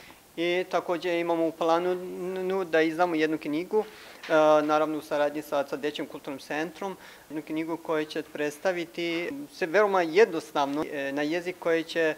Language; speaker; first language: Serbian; non-native, fluent; Persian